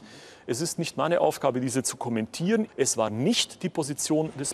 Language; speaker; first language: German; native; German